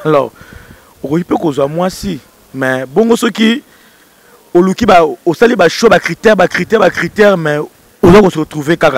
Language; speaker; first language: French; non-native, local second language; Lingala